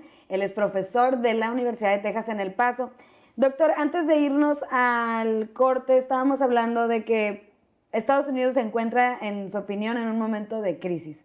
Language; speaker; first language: Spanish; native; Spanish